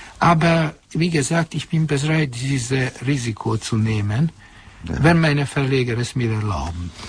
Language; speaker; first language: German; non-native, fluent; Hungarian